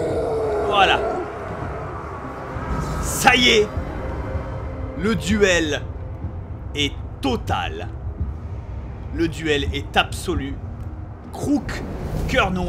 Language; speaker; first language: French; native; French